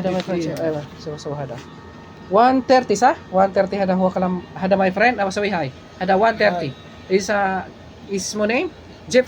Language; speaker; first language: Arabic; non-native, learner; Bangla